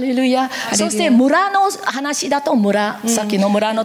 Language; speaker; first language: Japanese; non-native, learner; Korean